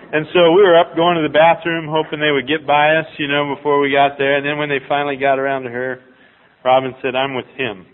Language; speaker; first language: English; native; English